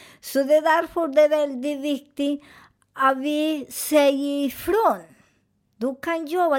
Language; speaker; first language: Swedish; non-native, fluent; Spanish